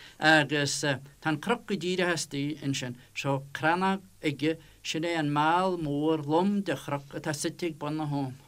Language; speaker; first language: Irish; native; Irish